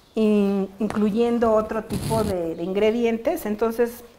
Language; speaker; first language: Spanish; native; Spanish